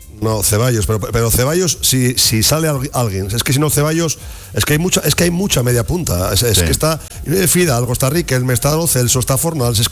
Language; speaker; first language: Spanish; native; Spanish